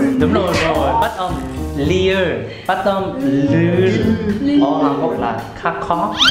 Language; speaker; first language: Vietnamese; non-native, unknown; Korean